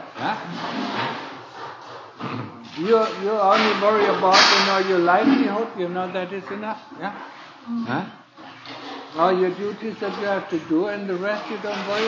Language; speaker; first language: English; non-native, fluent; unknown